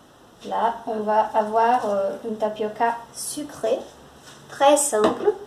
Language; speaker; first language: French; non-native, fluent; Portuguese